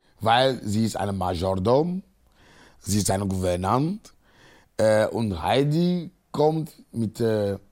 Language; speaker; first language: German; non-native, fluent; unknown